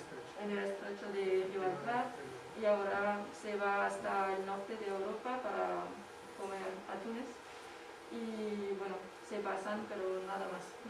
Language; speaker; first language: Spanish; non-native, fluent; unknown